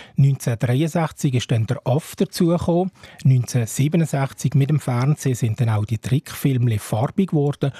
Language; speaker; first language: German; native; German